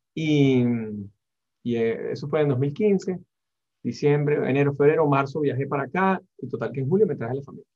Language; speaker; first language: Spanish; native; Spanish